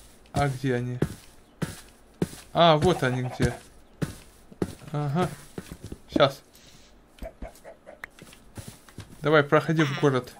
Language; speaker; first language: Russian; native; Russian